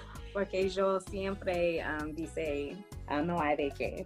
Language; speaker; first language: Spanish; non-native, learner; English